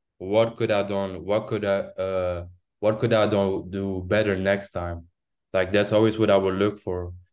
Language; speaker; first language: English; non-native, fluent; French